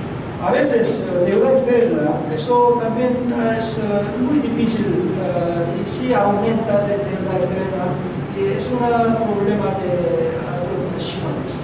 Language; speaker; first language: Spanish; non-native, learner; Korean